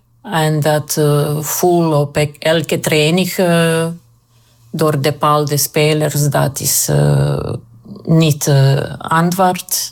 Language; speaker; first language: Dutch; non-native, learner; Croatian